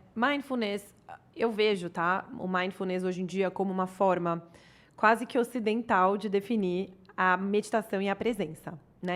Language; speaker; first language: Portuguese; native; Portuguese